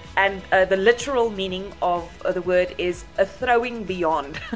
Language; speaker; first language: English; non-native, local second language; Afrikaans